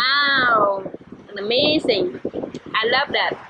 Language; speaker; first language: English; non-native, learner; Khmer